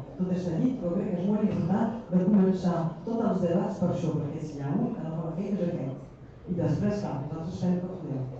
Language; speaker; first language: Catalan; non-native, local second language; French